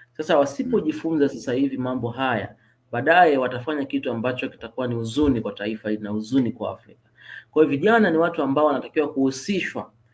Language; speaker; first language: Swahili; native; Swahili